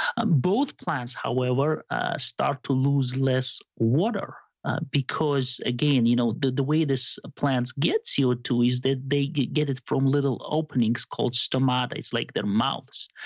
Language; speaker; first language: English; non-native, fluent; Georgian